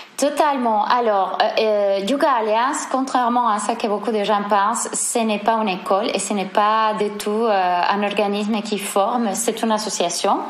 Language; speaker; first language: French; non-native, fluent; Spanish